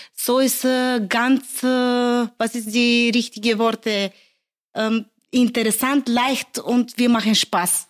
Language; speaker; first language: German; non-native, learner; Bulgarian